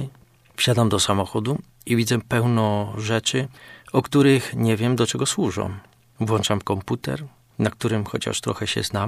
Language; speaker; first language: Polish; native; Polish